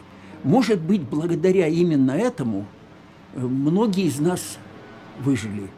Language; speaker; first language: Russian; native; Russian